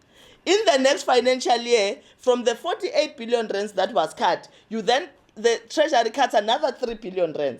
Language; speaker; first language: English; non-native, local second language; Zulu